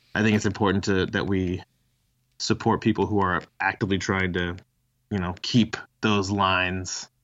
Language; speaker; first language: English; early bilingual, other home language; Thai